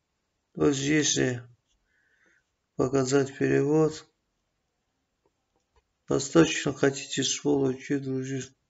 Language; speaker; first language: Russian; non-native, fluent; Azerbaijani